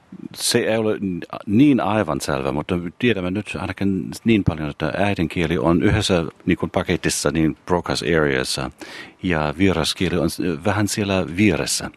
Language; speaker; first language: Finnish; non-native, fluent; German